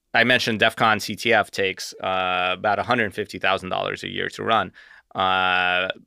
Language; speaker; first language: English; native; English